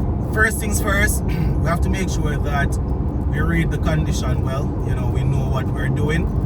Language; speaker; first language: English; native; English